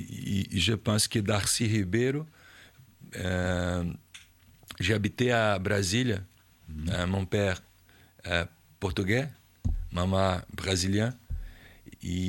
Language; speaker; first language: French; non-native, learner; Portuguese